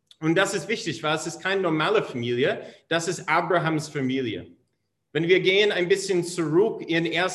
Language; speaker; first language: German; non-native, fluent; English